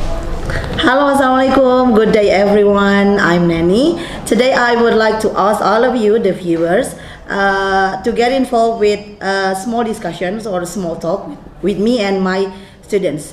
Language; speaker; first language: English; non-native, learner; Indonesian